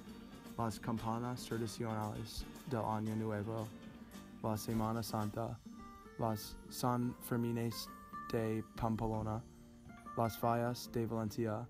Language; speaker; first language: Spanish; non-native, learner; English